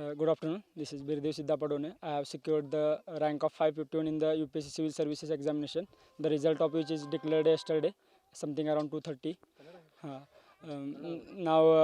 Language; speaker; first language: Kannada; non-native, local second language; Marathi